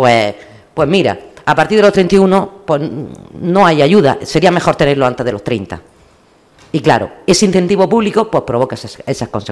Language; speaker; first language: Spanish; native; Spanish